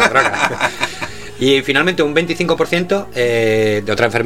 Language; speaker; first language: Spanish; native; Spanish